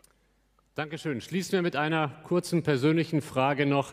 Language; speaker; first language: German; native; German